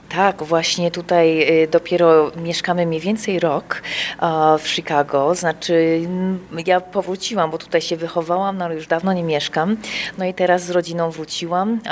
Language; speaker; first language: Polish; early bilingual, heritage; Polish